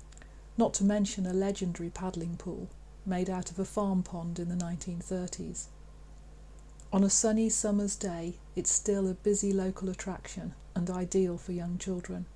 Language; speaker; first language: English; native; English